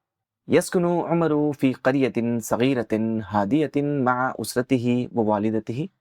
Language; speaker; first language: Arabic; non-native, fluent; Urdu